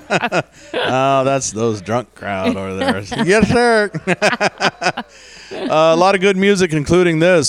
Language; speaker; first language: English; native; English